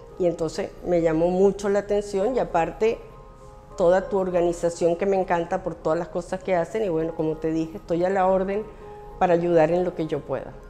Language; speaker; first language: Spanish; early bilingual, other home language; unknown